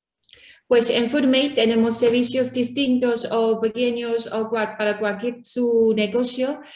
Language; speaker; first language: Spanish; non-native, learner; Chinese